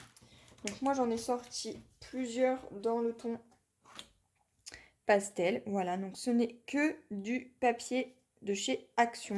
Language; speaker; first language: French; native; French